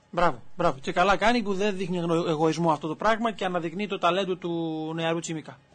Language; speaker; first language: Greek; native; Greek